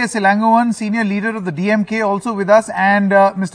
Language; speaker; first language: English; non-native, local second language; Hindi